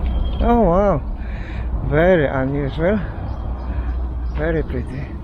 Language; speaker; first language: English; non-native, fluent; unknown